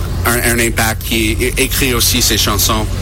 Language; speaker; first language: French; non-native, learner; English